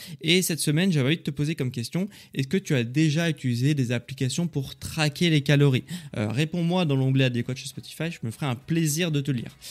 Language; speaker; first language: French; native; French